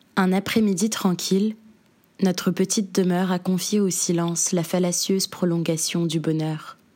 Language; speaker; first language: French; non-native, local second language; Arabic